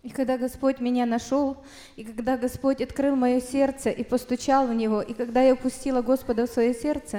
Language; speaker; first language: Russian; native; Russian